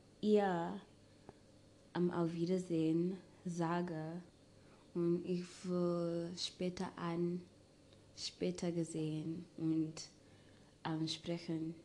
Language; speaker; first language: German; non-native, learner; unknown